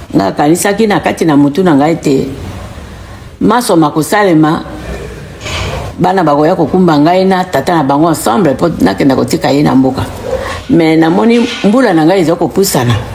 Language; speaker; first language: Lingala; native; Lingala